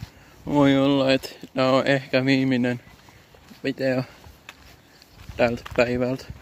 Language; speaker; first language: Finnish; native; Finnish